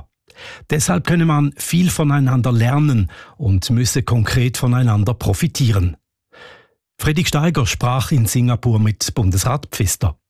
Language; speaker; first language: German; native; German